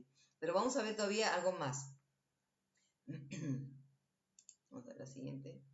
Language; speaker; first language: Spanish; native; Spanish